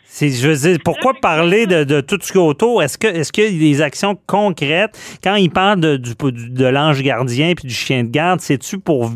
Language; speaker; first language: French; native; French